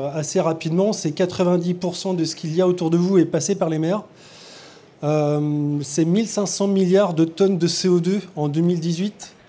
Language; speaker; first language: French; native; French